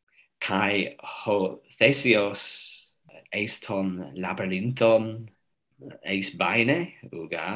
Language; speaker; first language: Greek; non-native, fluent; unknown